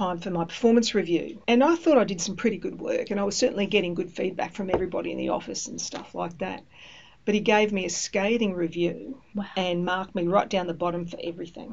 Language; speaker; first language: English; early bilingual, other home language; Greek